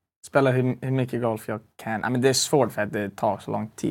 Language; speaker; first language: Swedish; non-native, fluent; English